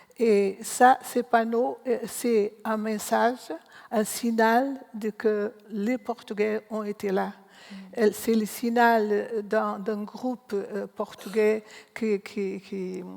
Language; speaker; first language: French; non-native, learner; Portuguese